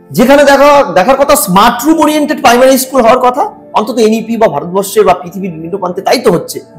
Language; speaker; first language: Bangla; non-native, local second language; Sadri